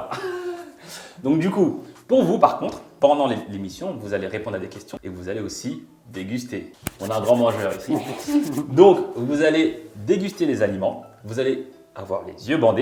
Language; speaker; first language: French; native; French